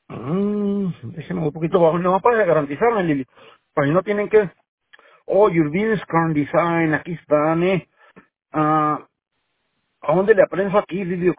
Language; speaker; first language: Spanish; native; Spanish